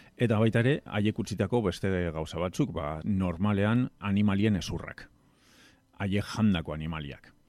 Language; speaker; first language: Basque; non-native, local second language; Spanish